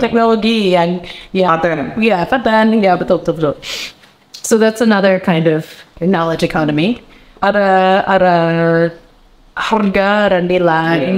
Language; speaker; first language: Indonesian; non-native, learner; English